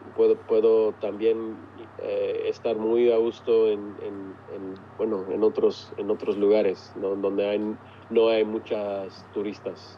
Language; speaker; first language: Spanish; early bilingual, heritage; English